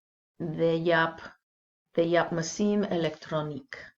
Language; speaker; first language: Albanian; non-native, learner; English